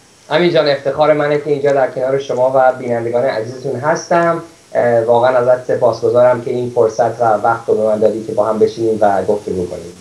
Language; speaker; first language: Persian; early bilingual, heritage; Persian